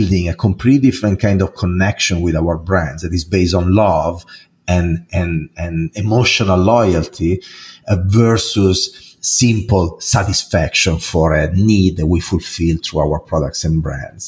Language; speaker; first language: English; non-native, fluent; Italian